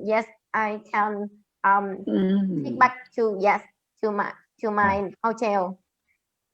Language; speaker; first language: English; non-native, learner; Vietnamese